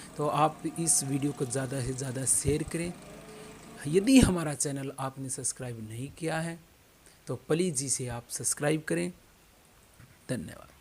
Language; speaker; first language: Hindi; native; Hindi